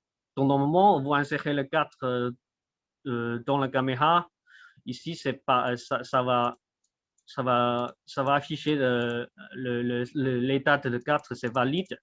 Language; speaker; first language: French; non-native, fluent; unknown